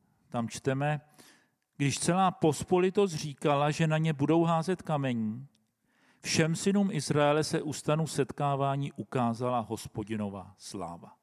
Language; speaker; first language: Czech; native; Czech